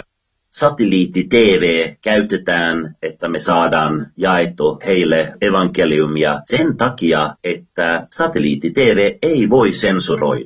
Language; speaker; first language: Finnish; non-native, fluent; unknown